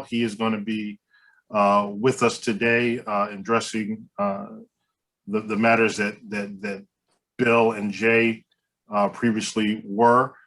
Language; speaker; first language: English; native; English